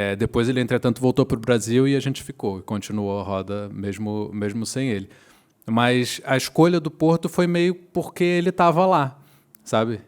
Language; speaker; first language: Portuguese; native; Portuguese